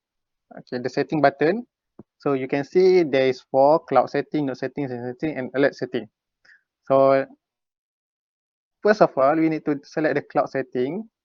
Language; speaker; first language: English; non-native, local second language; Malay